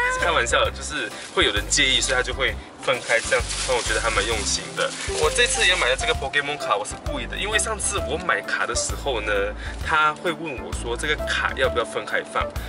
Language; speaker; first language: Chinese; native; Chinese